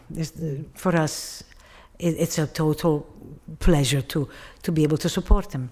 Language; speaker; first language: English; non-native, fluent; Italian